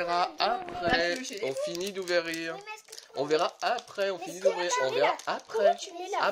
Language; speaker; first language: French; native; French